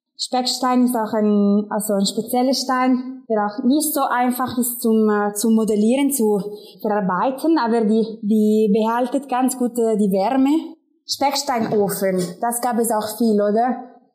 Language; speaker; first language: German; non-native, local second language; Italian